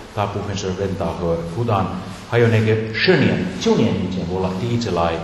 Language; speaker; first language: Chinese; non-native, learner; Finnish